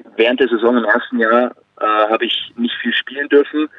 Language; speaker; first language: German; native; German